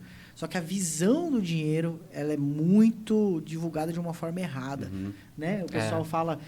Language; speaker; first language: Portuguese; native; Portuguese